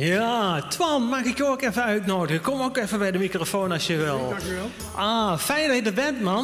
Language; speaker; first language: Dutch; native; Dutch